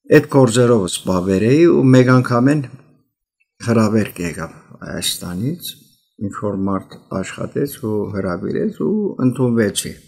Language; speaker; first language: Armenian; early bilingual, heritage; Armenian